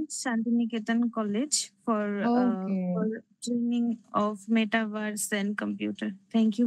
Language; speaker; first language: English; non-native, learner; Bangla